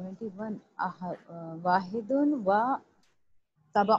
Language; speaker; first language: Arabic; non-native, learner; Urdu